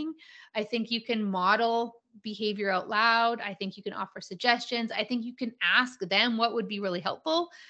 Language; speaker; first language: English; native; English